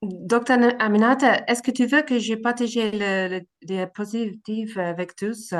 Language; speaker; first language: French; non-native, learner; English